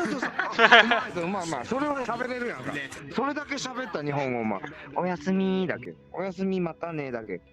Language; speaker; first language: Japanese; native; Japanese